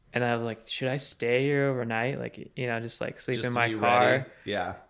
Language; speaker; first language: English; native; English